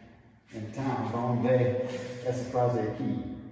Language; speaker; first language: Portuguese; non-native, fluent; English